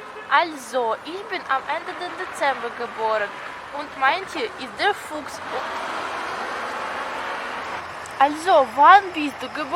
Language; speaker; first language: German; non-native, fluent; Russian